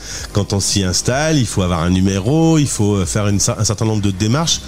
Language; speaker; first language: French; native; French